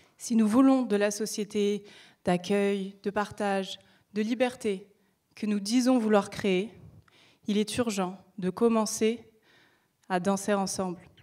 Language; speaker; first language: French; native; French